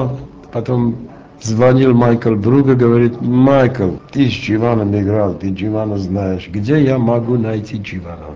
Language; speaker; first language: Russian; non-native, local second language; Armenian